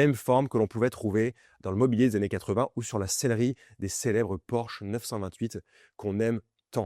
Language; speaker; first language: French; native; French